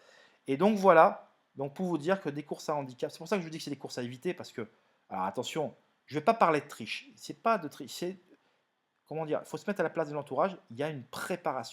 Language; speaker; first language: French; native; French